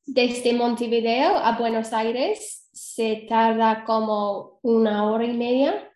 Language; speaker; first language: Spanish; non-native, fluent; English